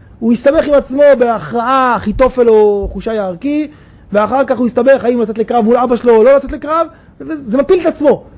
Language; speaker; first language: Hebrew; native; Hebrew